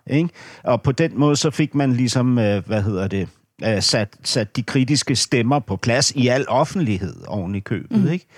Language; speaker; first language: Danish; native; Danish